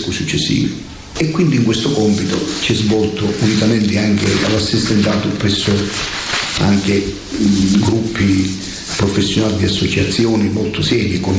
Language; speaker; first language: Italian; native; Italian